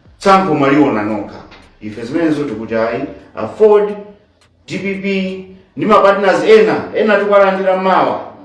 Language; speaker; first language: Nyanja; native; Nyanja